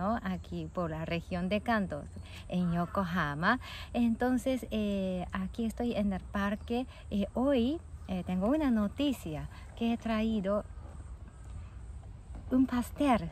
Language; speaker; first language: Spanish; non-native, fluent; Japanese